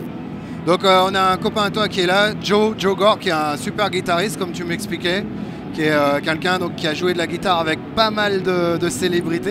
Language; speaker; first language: French; native; French